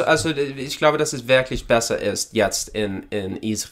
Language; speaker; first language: German; non-native, learner; English